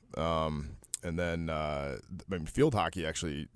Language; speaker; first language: English; native; English